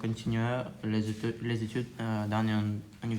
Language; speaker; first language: French; non-native, learner; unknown